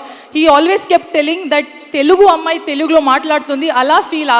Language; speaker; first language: Telugu; non-native, learner; Kannada